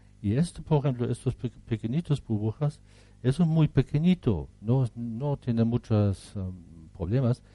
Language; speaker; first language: Spanish; non-native, fluent; German